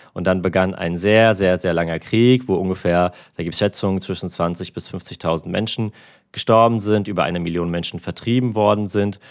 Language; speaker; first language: German; early bilingual, other home language; Armenian